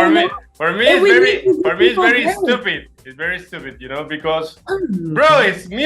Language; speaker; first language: English; non-native, learner; Spanish